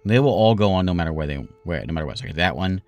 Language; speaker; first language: English; native; English